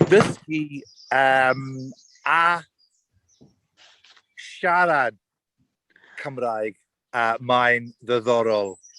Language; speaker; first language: Welsh; non-native, learner; English